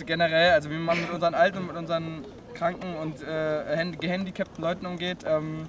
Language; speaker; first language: German; native; German